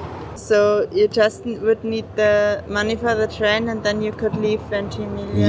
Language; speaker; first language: English; non-native, fluent; German